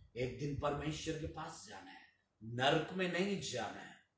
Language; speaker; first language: Hindi; non-native, local second language; Telugu